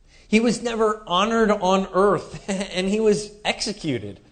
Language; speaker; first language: English; native; English